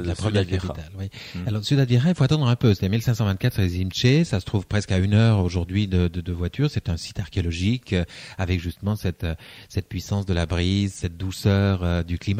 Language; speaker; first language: French; native; French